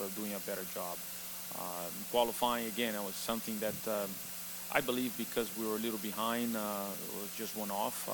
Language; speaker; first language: English; non-native, fluent; Portuguese